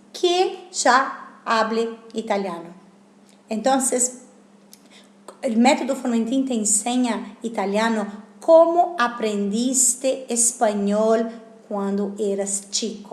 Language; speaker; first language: Spanish; non-native, fluent; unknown